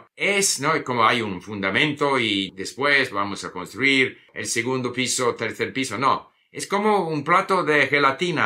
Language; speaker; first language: Spanish; non-native, fluent; English